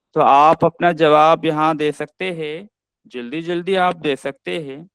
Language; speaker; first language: Hindi; non-native, local second language; Malayalam